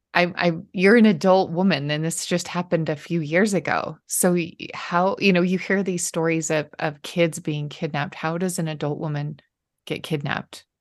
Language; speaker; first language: English; native; English